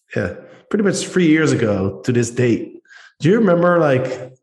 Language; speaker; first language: English; non-native, fluent; Dutch